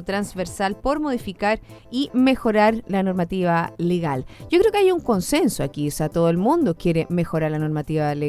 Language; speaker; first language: Spanish; native; Spanish